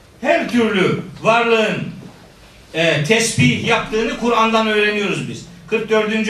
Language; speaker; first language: Turkish; native; Turkish